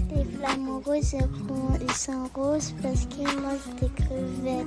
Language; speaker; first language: French; early bilingual, other home language; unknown